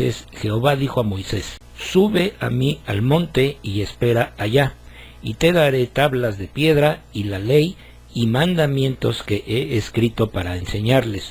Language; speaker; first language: Spanish; native; Spanish